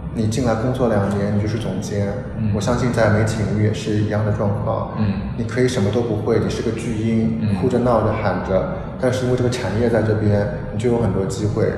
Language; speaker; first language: Chinese; native; Chinese